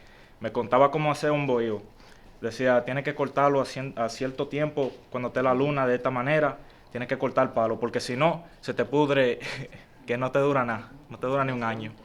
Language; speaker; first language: Spanish; early bilingual, heritage; Spanish